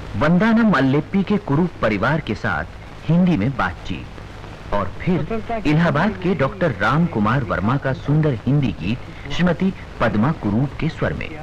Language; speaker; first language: Hindi; native; Hindi